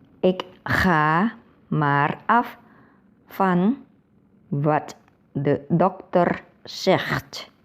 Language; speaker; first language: Dutch; non-native, learner; Thai